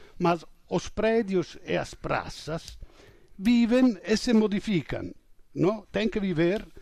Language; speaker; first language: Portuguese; non-native, fluent; Italian